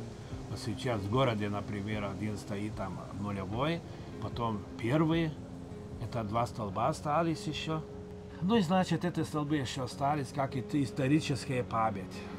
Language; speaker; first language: Russian; non-native, local second language; Lithuanian